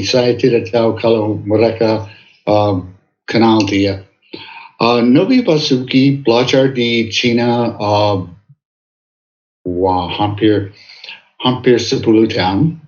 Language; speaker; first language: Indonesian; non-native, fluent; English